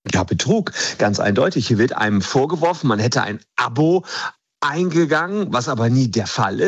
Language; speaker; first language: German; native; German